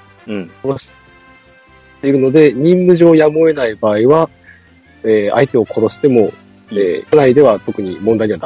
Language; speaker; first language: Japanese; native; Japanese